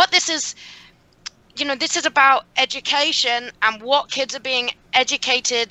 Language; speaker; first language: English; native; English